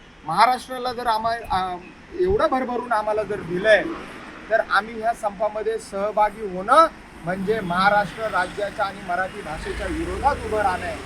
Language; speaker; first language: Marathi; native; Marathi